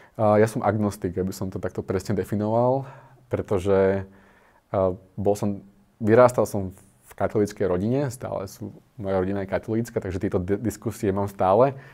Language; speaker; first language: Slovak; native; Slovak